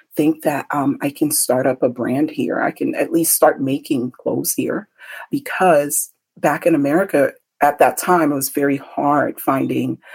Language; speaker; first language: English; early bilingual, other home language; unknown